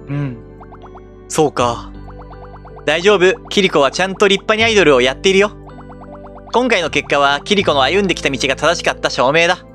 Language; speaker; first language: Japanese; native; Japanese